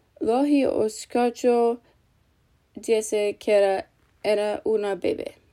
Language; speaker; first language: Spanish; non-native, learner; English